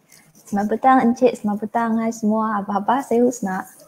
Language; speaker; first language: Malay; non-native, fluent; Chinese